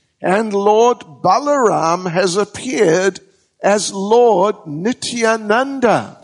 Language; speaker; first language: English; native; English